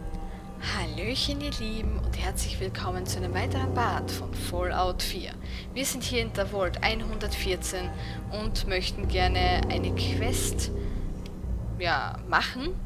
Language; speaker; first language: German; native; German